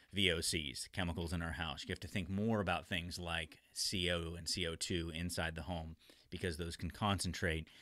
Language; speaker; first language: English; native; English